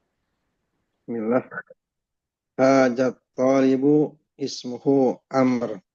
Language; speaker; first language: Arabic; non-native, learner; Indonesian